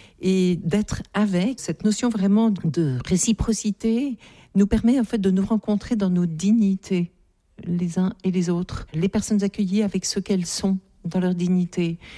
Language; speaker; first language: French; native; French